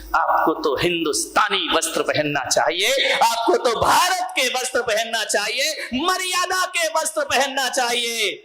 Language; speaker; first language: Hindi; native; Hindi